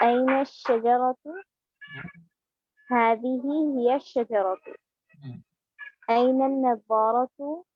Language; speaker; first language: Arabic; non-native, learner; Urdu